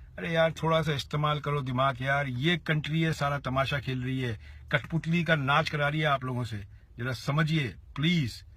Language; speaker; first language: Hindi; native; Hindi